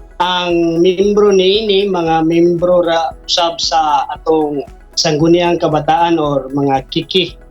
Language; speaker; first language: Cebuano; native; Cebuano